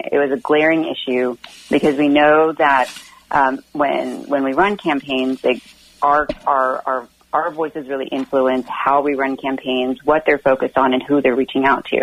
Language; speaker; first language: English; native; English